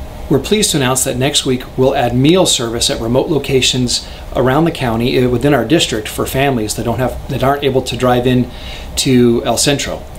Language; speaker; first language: English; native; English